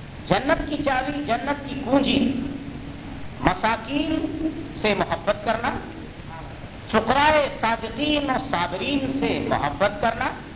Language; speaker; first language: Urdu; native; Urdu